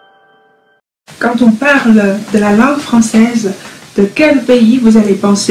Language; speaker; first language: French; non-native, fluent; Chinese